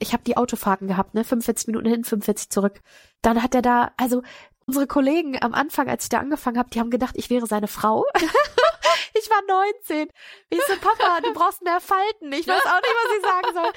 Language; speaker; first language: German; native; German